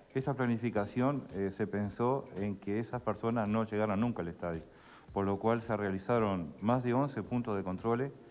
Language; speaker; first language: Spanish; native; Spanish